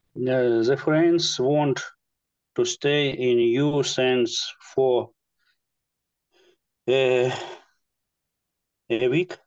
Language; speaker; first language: English; non-native, learner; Russian